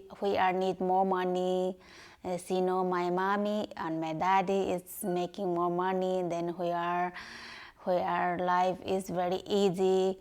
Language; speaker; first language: English; non-native, learner; Nepali